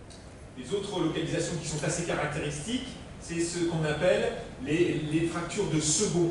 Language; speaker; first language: French; native; French